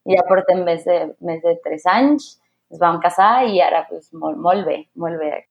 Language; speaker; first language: Catalan; non-native, fluent; Spanish